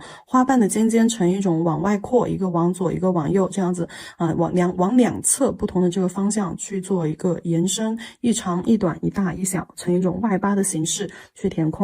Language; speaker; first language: Chinese; native; Chinese